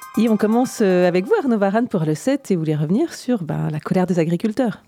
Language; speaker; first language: French; native; French